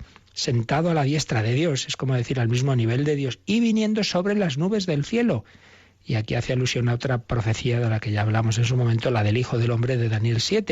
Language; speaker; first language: Spanish; native; Spanish